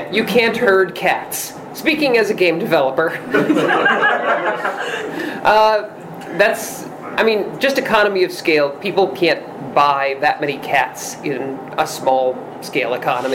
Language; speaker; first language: English; native; English